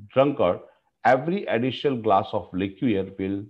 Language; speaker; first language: English; non-native, local second language; Gujarati